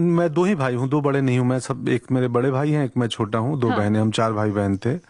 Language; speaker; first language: Hindi; non-native, local second language; Bhojpuri